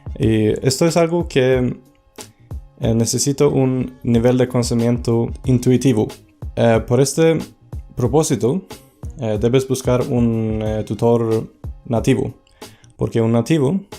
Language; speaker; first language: Spanish; non-native, fluent; Swedish